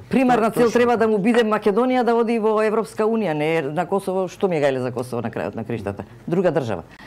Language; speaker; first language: Macedonian; non-native, local second language; Serbian